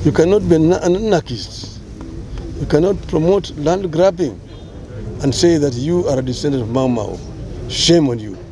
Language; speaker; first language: English; non-native, local second language; Swahili